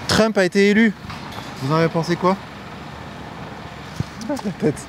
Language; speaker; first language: French; native; French